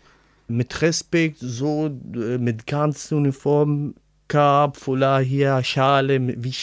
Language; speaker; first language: German; non-native, learner; Arabic